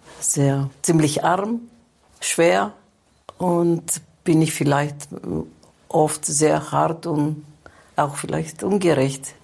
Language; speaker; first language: German; non-native, fluent; Greek